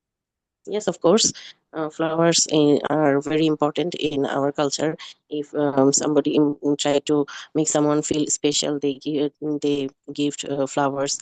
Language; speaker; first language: English; non-native, learner; Bangla